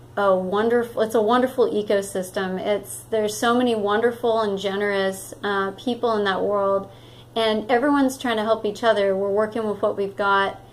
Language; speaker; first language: English; native; English